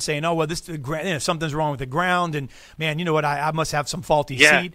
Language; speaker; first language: English; native; English